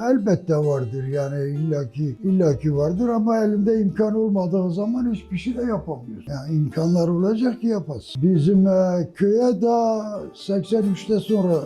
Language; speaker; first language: Turkish; non-native, local second language; Kurdish